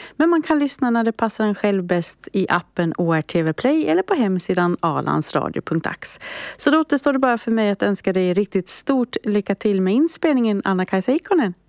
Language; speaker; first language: Swedish; native; Swedish